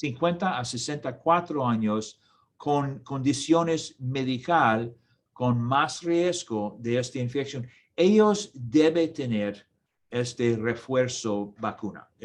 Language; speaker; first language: Spanish; non-native, learner; English